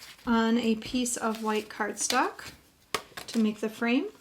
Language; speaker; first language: English; native; English